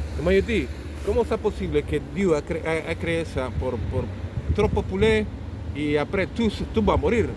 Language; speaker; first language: French; non-native, learner; Spanish